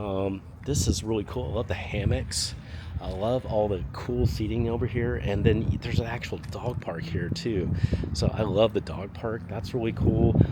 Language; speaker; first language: English; native; English